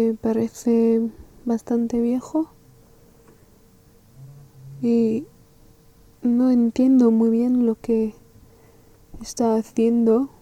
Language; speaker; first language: Spanish; non-native, learner; French